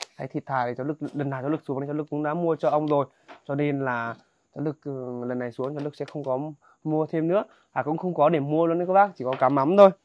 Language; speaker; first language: Vietnamese; non-native, local second language; Hmong